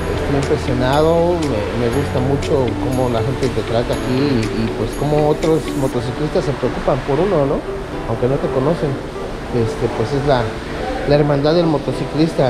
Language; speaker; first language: Spanish; native; Spanish